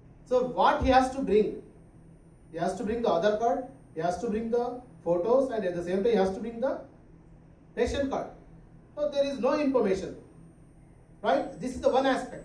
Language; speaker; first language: English; non-native, local second language; Telugu